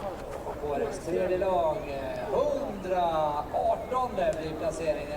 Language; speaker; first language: Swedish; native; Swedish